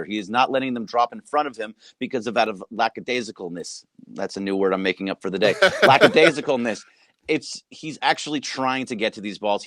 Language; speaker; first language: English; native; English